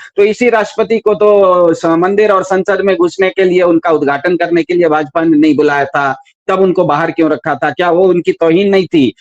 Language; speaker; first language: Hindi; non-native, local second language; Kannada